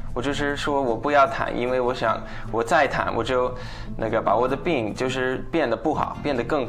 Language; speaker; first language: Chinese; non-native, fluent; English